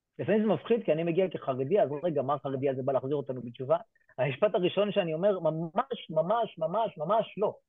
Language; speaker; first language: Hebrew; native; Hebrew